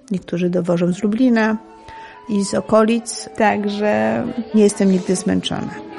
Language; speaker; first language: Polish; native; Polish